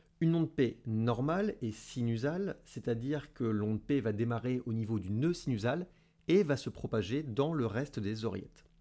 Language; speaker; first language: French; native; French